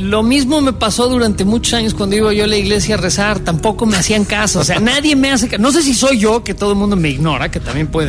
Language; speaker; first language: Spanish; native; Spanish